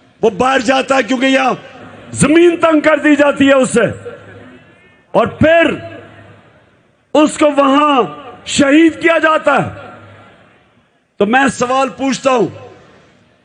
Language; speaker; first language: Urdu; native; Urdu